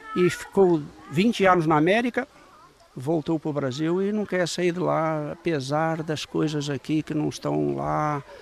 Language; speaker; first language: Portuguese; native; Portuguese